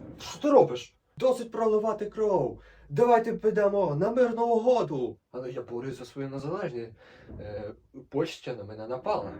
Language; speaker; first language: Ukrainian; native; Ukrainian